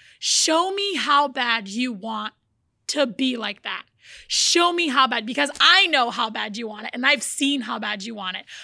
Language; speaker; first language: English; early bilingual, other home language; Portuguese